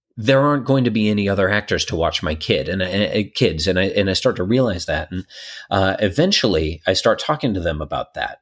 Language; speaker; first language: English; native; English